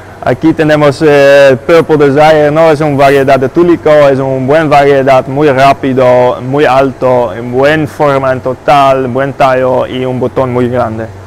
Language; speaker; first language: Spanish; non-native, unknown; Dutch